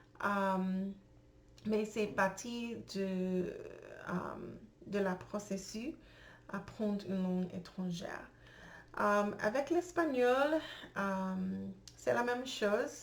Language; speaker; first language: French; non-native, learner; English